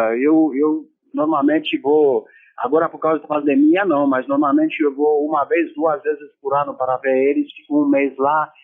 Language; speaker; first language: Portuguese; non-native, fluent; Romanian